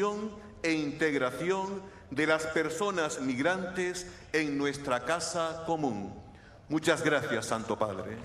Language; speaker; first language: Spanish; native; Spanish